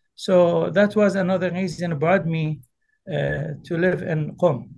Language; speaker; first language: English; early bilingual, other home language; Arabic